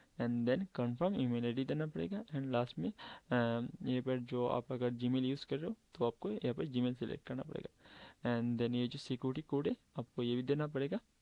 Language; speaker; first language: Hindi; non-native, local second language; Bangla